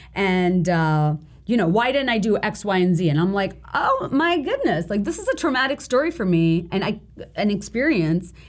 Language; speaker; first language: English; non-native, local second language; Bangla